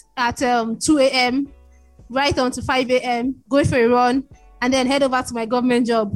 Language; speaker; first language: English; non-native, local second language; Igbo